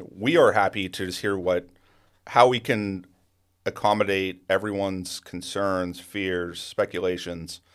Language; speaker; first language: English; native; English